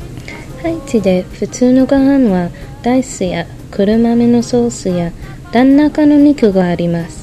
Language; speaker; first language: Japanese; non-native, learner; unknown